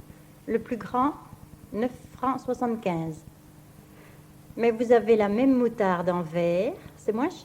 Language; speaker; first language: French; native; French